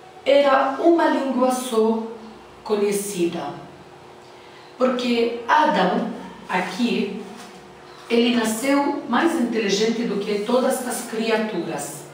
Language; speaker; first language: Portuguese; non-native, learner; Arabic